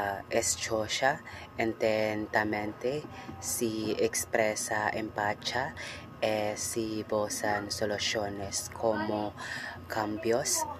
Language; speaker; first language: Spanish; non-native, learner; Cebuano